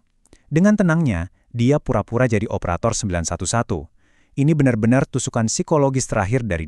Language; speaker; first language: Indonesian; native; Indonesian